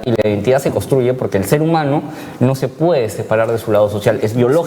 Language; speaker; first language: Spanish; native; Spanish